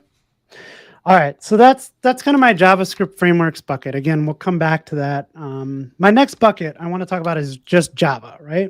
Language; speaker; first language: English; native; English